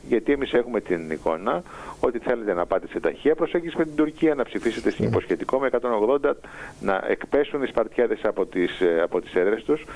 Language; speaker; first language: Greek; native; Greek